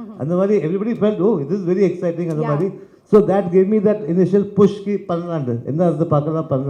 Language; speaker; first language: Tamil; early bilingual, heritage; Tamil